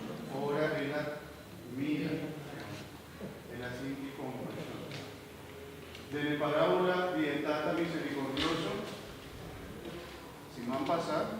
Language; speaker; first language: Spanish; non-native, learner; Papiamento